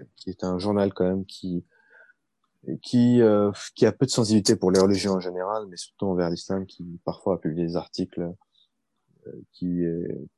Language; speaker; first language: French; early bilingual, other home language; Arabic